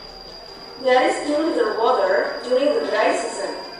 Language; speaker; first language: English; non-native, fluent; Indonesian